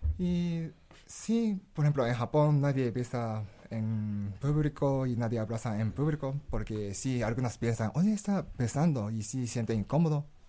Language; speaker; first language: Spanish; non-native, learner; Japanese